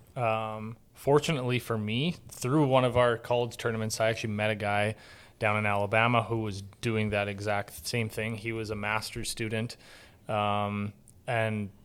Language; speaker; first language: English; native; English